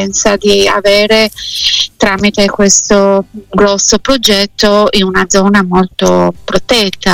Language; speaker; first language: Italian; non-native, fluent; Albanian